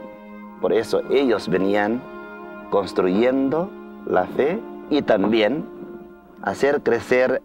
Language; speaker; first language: Spanish; non-native, fluent; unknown